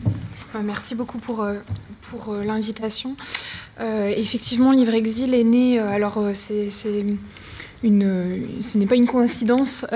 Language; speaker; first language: French; native; French